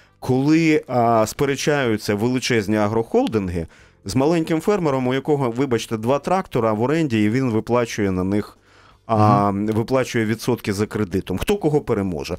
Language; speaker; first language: Ukrainian; native; Ukrainian